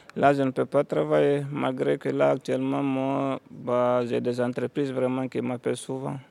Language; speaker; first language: French; non-native, local second language; Fula